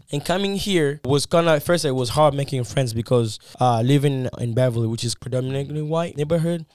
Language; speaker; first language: English; non-native, fluent; Lingala